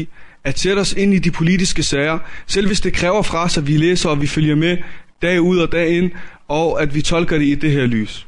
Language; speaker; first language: Danish; native; Danish